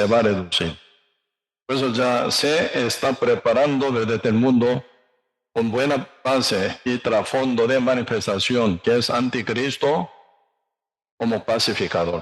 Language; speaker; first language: Spanish; non-native, learner; Korean